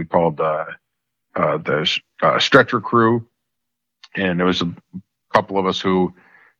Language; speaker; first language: English; native; English